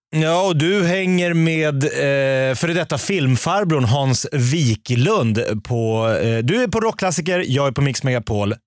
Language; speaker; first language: Swedish; native; Swedish